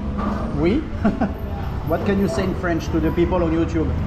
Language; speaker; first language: English; non-native, learner; French